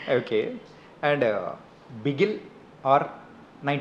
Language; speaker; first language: Telugu; native; Telugu